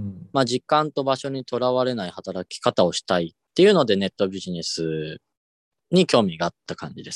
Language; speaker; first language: Japanese; native; Japanese